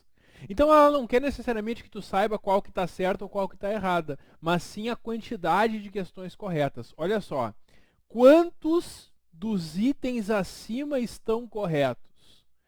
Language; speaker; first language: Portuguese; native; Portuguese